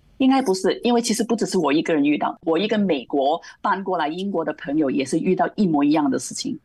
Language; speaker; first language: Chinese; non-native, local second language; Cantonese